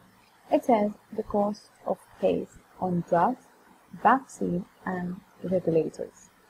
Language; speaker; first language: English; non-native, local second language; Hindi